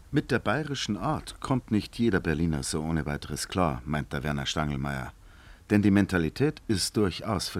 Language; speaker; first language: German; native; German